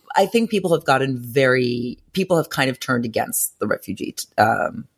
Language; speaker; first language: English; early bilingual, other home language; Greek